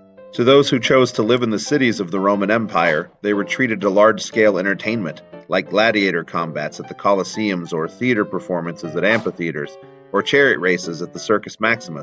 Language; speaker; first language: English; native; English